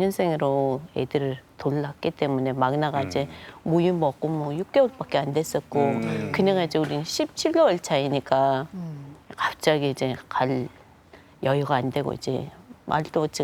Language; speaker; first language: Korean; non-native, fluent; Mongolian